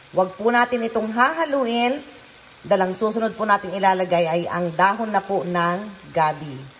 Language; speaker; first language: Filipino; non-native, local second language; Iloko